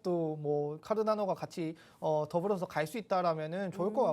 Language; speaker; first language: Korean; native; Korean